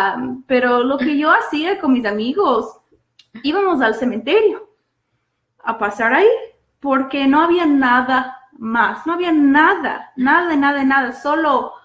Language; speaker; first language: Spanish; non-native, fluent; English